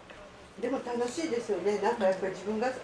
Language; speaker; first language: Japanese; native; Japanese